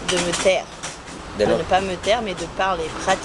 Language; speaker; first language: French; native; French